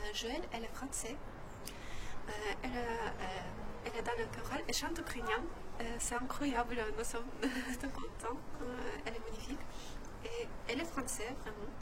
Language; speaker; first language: French; non-native, learner; Ukrainian